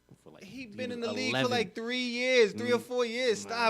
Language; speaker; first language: English; native; English